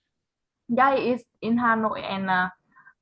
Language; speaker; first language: English; non-native, learner; Vietnamese